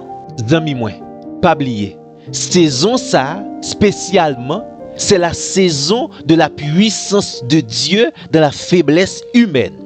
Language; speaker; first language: French; non-native, local second language; Haitian Creole